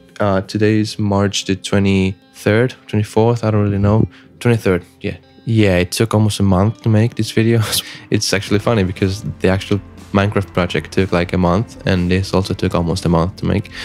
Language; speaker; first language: English; non-native, fluent; Spanish